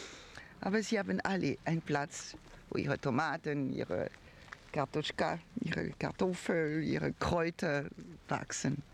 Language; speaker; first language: German; non-native, fluent; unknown